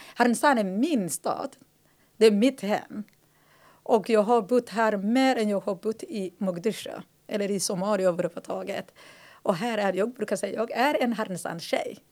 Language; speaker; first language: Swedish; non-native, fluent; Somali